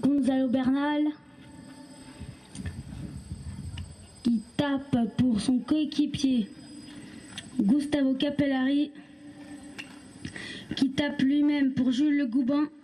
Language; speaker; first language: French; native; French